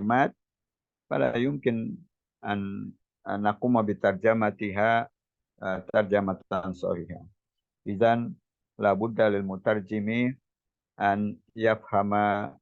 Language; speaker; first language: Arabic; non-native, fluent; Indonesian